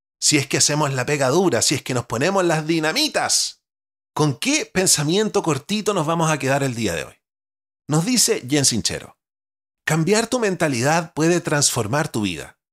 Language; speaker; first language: Spanish; native; Spanish